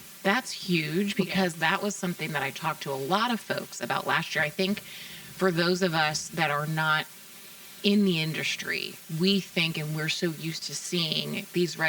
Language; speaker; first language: English; native; English